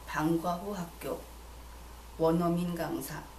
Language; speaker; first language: Korean; native; Korean